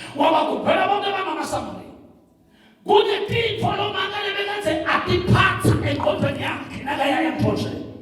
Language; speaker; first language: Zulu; non-native, local second language; Swati